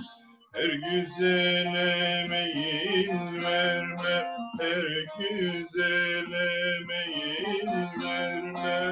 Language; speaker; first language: Turkish; native; Turkish